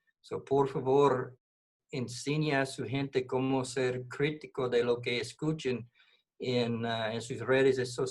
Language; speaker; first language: Spanish; non-native, fluent; English